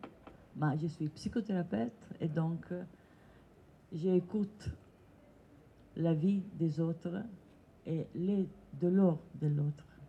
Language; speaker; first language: French; non-native, learner; Italian